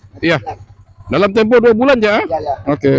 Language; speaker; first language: Malay; native; Malay